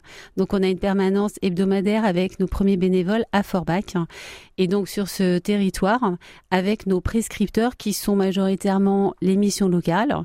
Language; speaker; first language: French; native; French